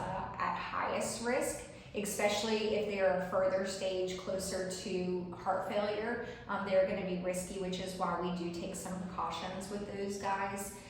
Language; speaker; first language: English; native; English